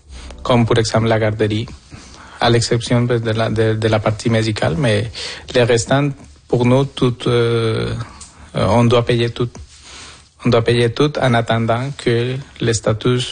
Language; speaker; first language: French; non-native, fluent; Spanish